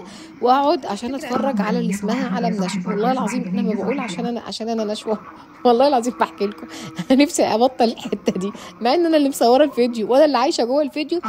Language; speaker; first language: Arabic; native; Arabic